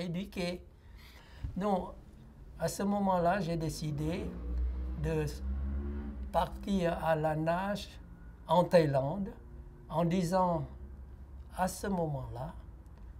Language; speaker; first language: French; non-native, fluent; Lao